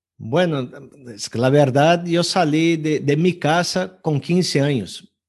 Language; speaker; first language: Spanish; non-native, fluent; Portuguese